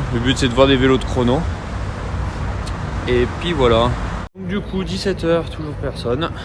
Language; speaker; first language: French; native; French